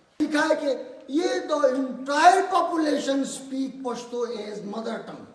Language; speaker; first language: Urdu; non-native, local second language; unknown